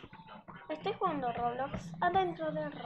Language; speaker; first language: Spanish; native; Spanish